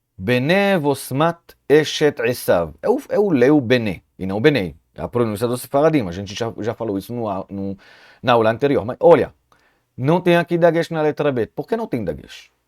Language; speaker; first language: Portuguese; non-native, fluent; Hebrew